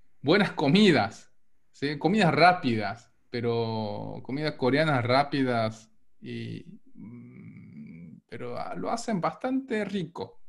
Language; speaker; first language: Spanish; non-native, fluent; Korean